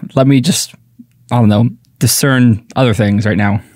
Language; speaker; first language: English; native; English